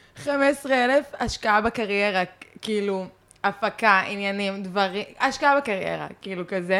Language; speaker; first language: Hebrew; early bilingual, other home language; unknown